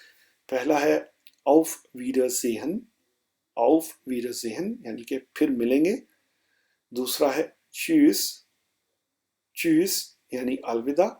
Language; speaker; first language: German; non-native, fluent; Urdu